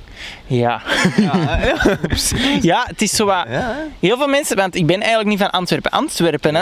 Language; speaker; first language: Dutch; native; Dutch